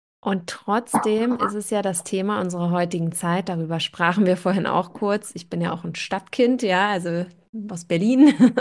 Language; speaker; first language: German; native; German